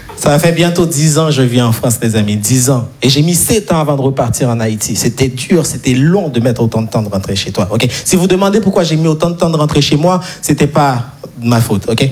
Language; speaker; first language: French; non-native, local second language; Haitian Creole